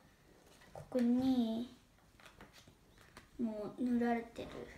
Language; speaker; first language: Japanese; early bilingual, heritage; Japanese